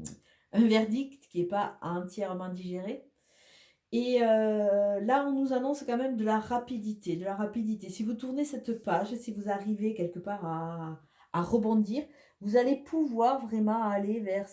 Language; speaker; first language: French; native; French